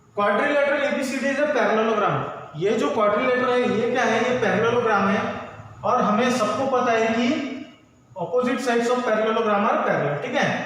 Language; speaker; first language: Hindi; non-native, local second language; Marathi